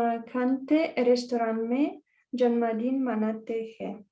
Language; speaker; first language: Hindi; non-native, learner; Russian